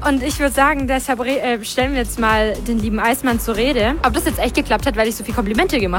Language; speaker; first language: German; native; German